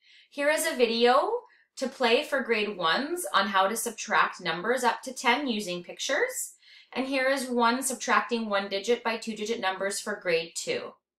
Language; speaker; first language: English; native; English